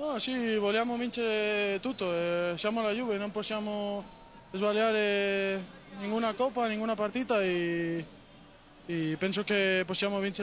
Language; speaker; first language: Italian; non-native, learner; Spanish